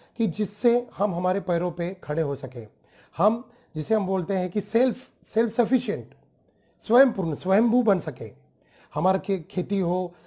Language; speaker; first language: Hindi; non-native, local second language; Marathi